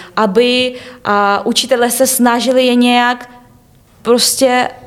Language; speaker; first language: Czech; non-native, fluent; Ukrainian